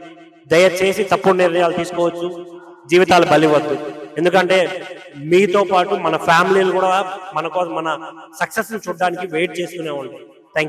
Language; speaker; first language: Telugu; native; Telugu